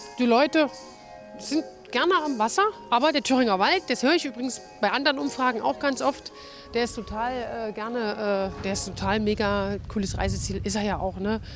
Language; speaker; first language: German; native; German